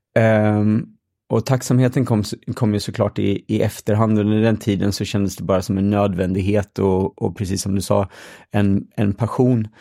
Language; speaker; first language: Swedish; native; Swedish